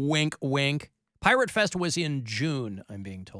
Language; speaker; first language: English; native; English